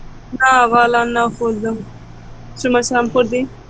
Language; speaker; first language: Persian; non-native, learner; Urdu